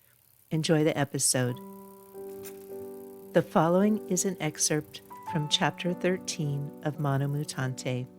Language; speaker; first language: English; native; English